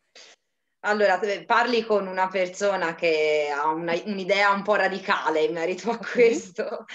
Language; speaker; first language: Italian; native; Italian